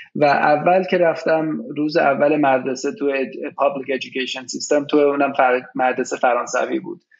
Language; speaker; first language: Persian; early bilingual, heritage; Persian